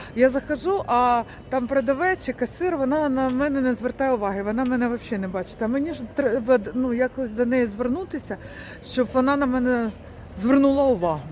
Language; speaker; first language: Ukrainian; native; Ukrainian